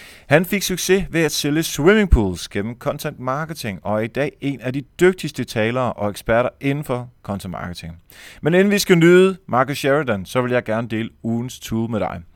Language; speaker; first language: Danish; native; Danish